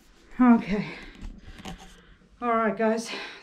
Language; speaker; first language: English; native; English